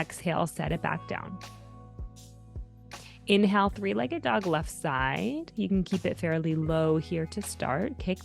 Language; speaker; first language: English; native; English